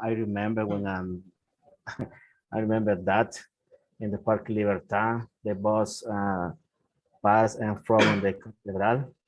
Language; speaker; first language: English; non-native, learner; Spanish